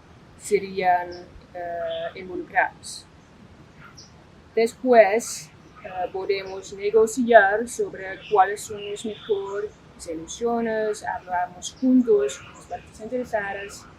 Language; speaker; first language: Spanish; non-native, fluent; Dutch